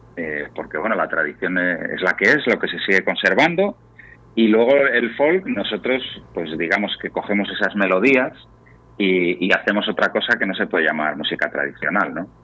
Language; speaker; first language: Spanish; native; Spanish